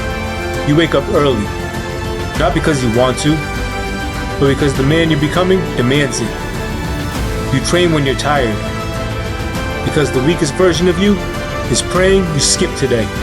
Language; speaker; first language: English; native; English